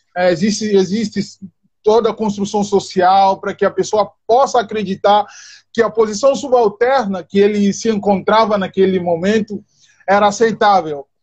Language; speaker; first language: Portuguese; non-native, local second language; Upper Guinea Crioulo